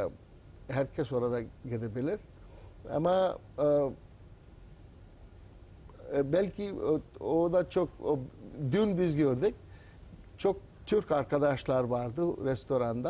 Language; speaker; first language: Turkish; non-native, learner; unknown